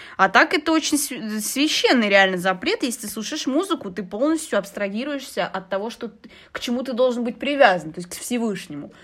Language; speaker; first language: Russian; non-native, fluent; Arabic